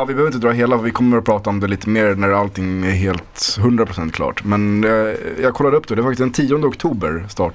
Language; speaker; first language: Swedish; native; Swedish